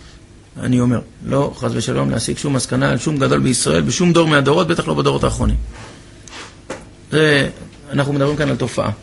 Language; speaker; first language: Hebrew; native; Hebrew